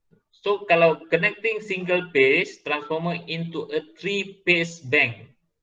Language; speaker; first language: English; non-native, local second language; Malay